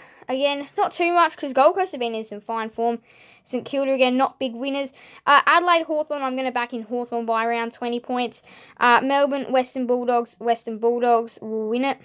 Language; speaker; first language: English; native; English